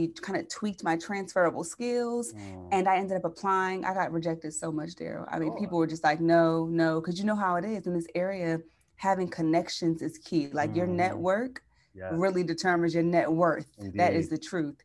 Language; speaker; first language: English; native; English